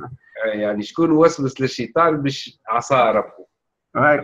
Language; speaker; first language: Arabic; native; Arabic